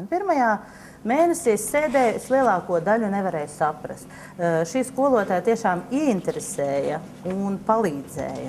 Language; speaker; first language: Latvian; non-native, local second language; Russian